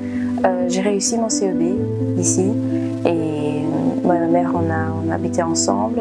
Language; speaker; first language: French; early bilingual, other home language; Portuguese